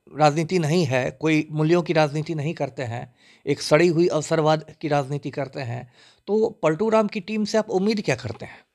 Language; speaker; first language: Hindi; native; Hindi